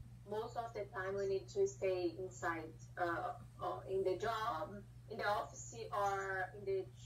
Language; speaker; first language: English; non-native, learner; Portuguese